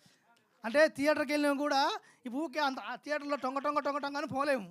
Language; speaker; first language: Telugu; native; Telugu